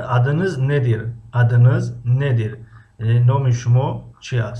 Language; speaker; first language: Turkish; non-native, fluent; Tajik